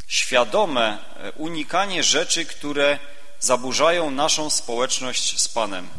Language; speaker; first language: Polish; native; Polish